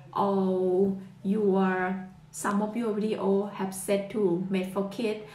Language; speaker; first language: English; non-native, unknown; Thai